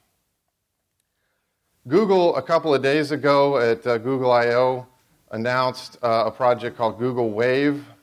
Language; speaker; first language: English; native; English